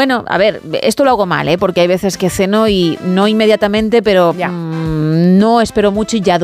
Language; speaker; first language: Spanish; native; Spanish